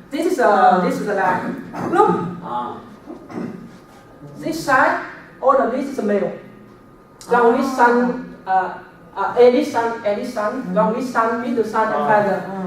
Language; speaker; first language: English; non-native, learner; Vietnamese